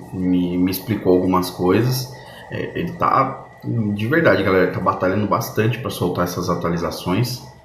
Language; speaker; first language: Portuguese; native; Portuguese